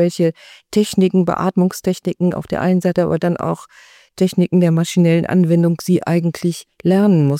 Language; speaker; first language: German; native; German